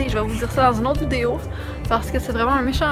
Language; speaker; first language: French; native; French